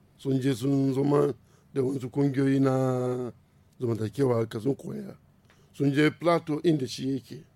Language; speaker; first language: Hausa; non-native, local second language; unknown